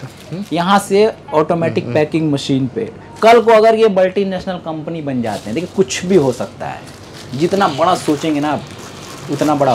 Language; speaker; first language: Hindi; native; Hindi